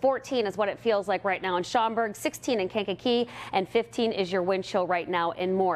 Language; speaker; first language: English; native; English